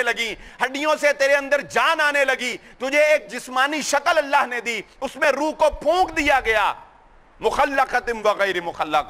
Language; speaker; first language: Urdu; non-native, local second language; Punjabi